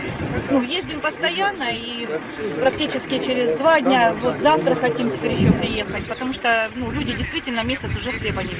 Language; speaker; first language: Russian; native; Russian